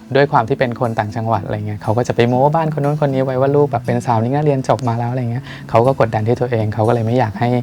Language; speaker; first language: Thai; native; Thai